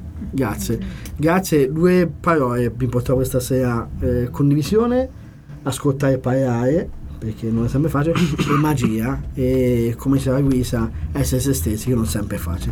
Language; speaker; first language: Italian; native; Italian